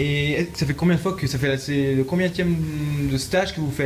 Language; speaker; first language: French; native; French